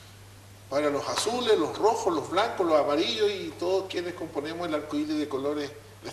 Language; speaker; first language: Spanish; native; Spanish